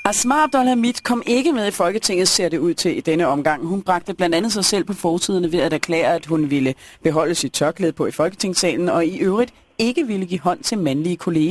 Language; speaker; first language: Danish; native; Danish